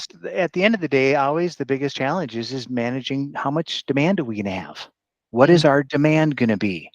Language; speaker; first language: English; native; English